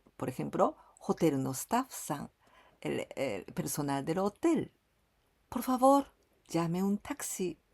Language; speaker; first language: Spanish; non-native, fluent; Japanese